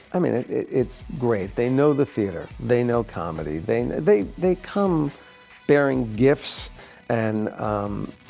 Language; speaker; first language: English; native; English